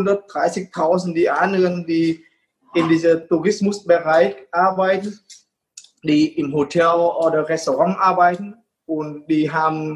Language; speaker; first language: German; non-native, fluent; Vietnamese